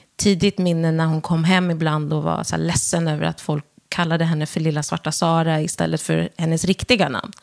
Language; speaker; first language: Swedish; early bilingual, other home language; Wolof